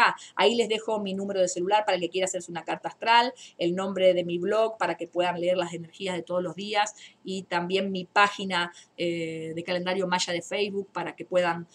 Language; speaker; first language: Spanish; native; Spanish